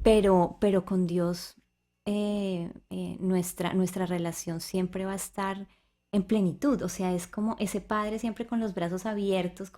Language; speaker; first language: Spanish; native; Spanish